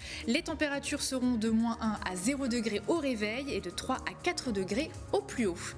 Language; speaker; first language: French; native; French